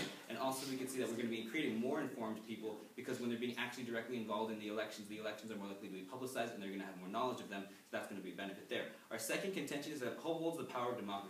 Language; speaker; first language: English; native; English